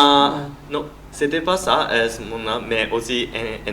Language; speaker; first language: French; non-native, learner; Japanese